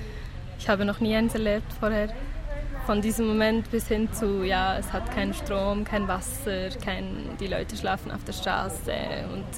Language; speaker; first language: German; native; German